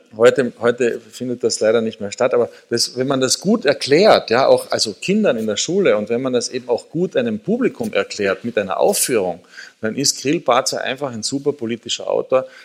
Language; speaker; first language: German; native; German